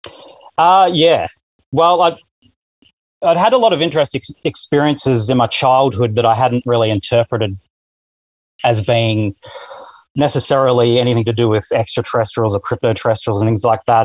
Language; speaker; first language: English; native; English